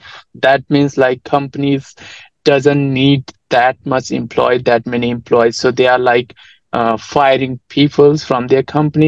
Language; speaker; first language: English; non-native, local second language; Nepali